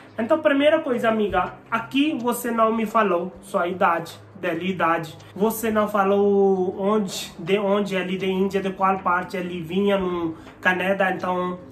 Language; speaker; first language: Portuguese; non-native, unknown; Hindi